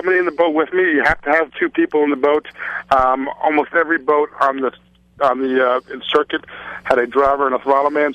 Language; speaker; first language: English; native; English